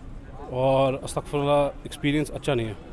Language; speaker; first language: Hindi; early bilingual, heritage; Urdu